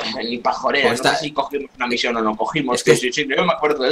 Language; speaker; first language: Spanish; native; Spanish